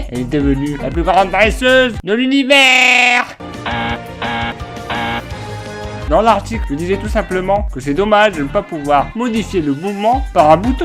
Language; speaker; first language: French; native; French